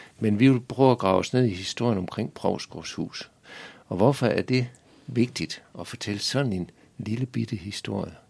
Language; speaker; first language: Danish; native; Danish